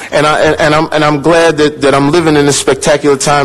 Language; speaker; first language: English; native; English